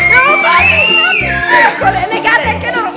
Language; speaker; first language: Italian; native; Italian